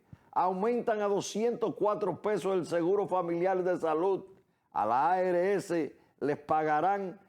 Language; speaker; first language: Spanish; native; Spanish